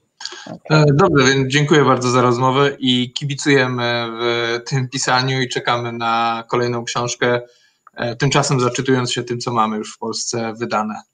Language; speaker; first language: Polish; native; Polish